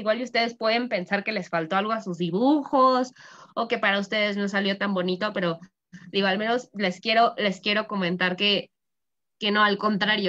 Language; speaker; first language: Spanish; native; Spanish